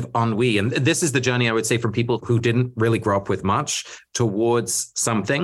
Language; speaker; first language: English; early bilingual, other home language; Dutch